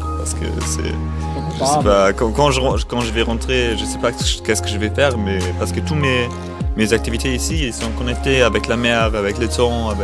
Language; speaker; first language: French; non-native, learner; German